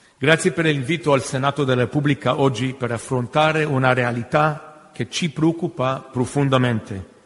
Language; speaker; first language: Italian; non-native, fluent; Hebrew